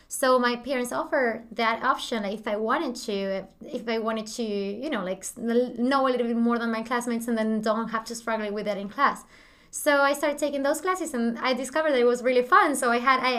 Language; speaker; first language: English; non-native, fluent; Spanish